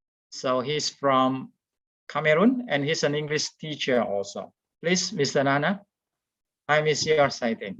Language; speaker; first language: English; non-native, fluent; Indonesian